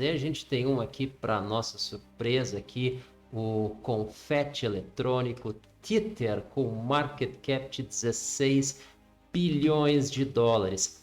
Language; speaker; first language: Portuguese; native; Portuguese